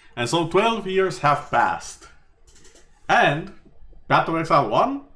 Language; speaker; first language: English; non-native, fluent; Romanian